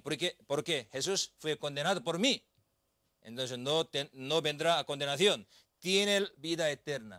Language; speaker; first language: Spanish; non-native, learner; Korean